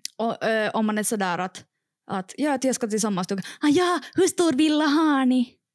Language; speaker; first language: Swedish; native; Swedish